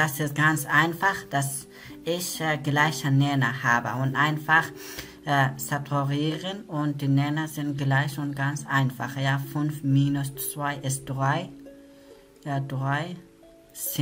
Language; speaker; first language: German; non-native, learner; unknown